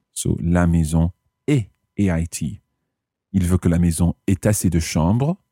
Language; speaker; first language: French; non-native, fluent; English